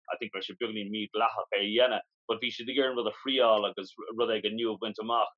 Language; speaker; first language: Irish; non-native, local second language; English